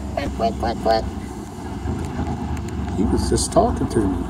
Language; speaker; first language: English; native; English